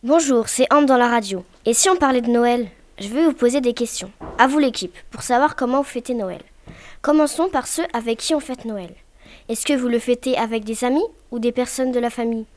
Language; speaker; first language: French; native; French